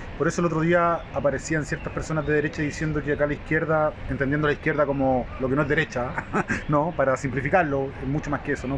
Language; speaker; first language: Spanish; native; Spanish